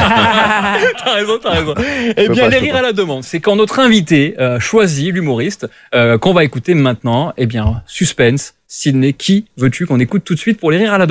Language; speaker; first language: French; native; French